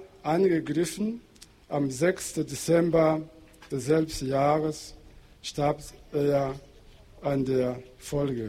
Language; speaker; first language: German; non-native, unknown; Portuguese